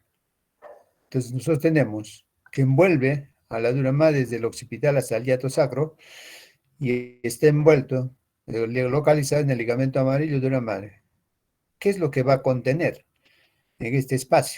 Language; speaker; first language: Spanish; native; Spanish